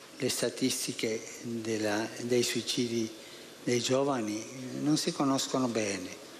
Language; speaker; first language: Italian; non-native, fluent; Spanish